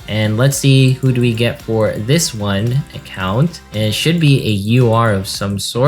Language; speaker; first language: English; native; English